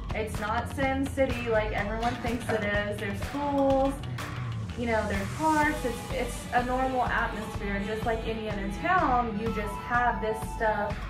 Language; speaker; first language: English; native; English